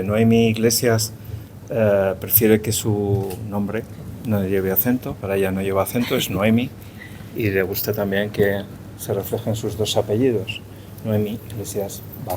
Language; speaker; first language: Spanish; native; Spanish